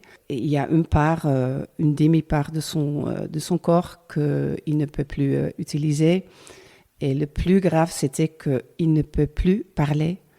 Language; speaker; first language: French; non-native, learner; Dutch